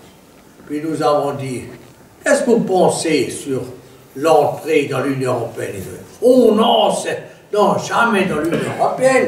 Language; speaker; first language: French; non-native, fluent; German